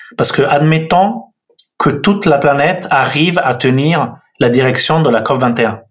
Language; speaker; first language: French; non-native, fluent; Italian